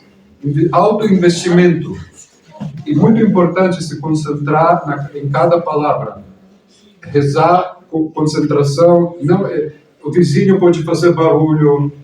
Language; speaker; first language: Portuguese; non-native, fluent; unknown